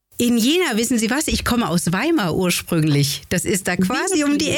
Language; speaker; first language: German; native; German